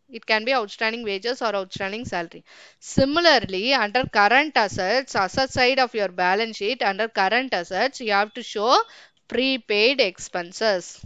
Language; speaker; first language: English; non-native, local second language; Tamil